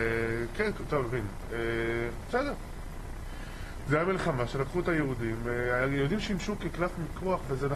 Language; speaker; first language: Hebrew; native; Hebrew